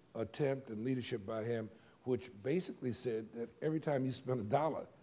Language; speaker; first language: English; native; English